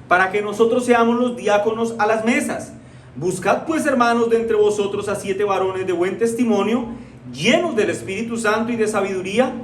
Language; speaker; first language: Spanish; native; Spanish